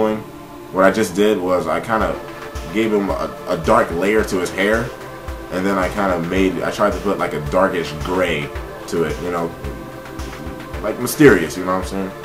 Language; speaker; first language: English; native; English